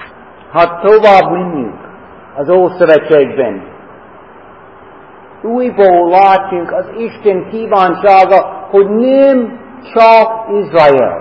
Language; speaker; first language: Hungarian; non-native, fluent; English